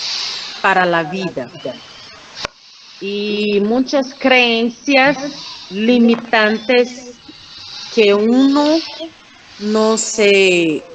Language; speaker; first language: Spanish; non-native, fluent; Portuguese